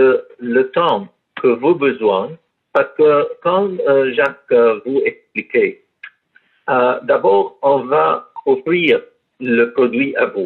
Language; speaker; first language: French; non-native, learner; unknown